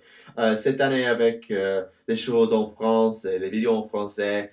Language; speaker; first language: French; non-native, learner; English